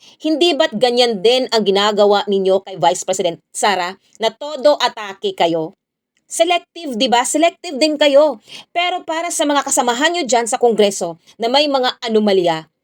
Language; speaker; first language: Filipino; native; Filipino